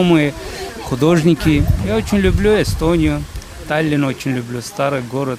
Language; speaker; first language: Russian; non-native, fluent; Azerbaijani